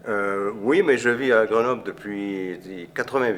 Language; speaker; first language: French; non-native, fluent; English